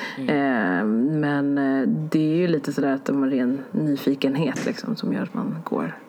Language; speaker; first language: Swedish; early bilingual, other home language; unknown